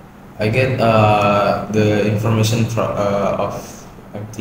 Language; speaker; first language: English; non-native, learner; Indonesian